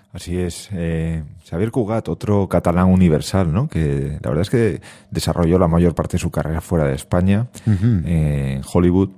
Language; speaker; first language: Spanish; native; Spanish